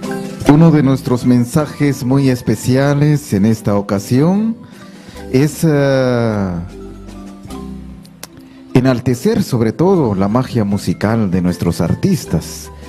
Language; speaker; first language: Spanish; native; Spanish